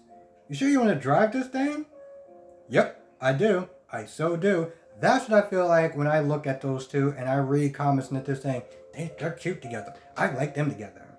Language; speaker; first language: English; native; English